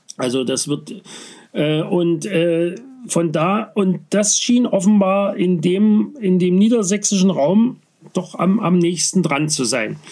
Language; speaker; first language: German; native; German